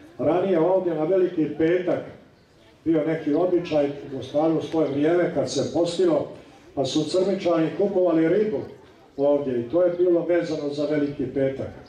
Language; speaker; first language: Serbian; native; Serbian